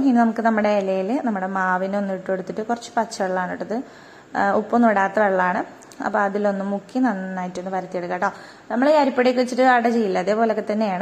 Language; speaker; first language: Malayalam; native; Malayalam